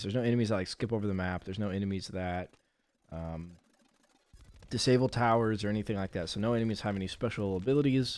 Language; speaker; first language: English; native; English